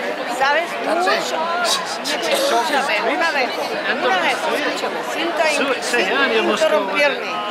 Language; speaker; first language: Spanish; non-native, learner; French